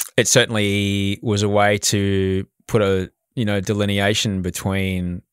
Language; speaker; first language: English; native; English